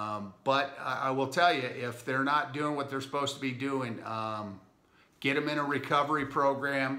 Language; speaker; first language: English; native; English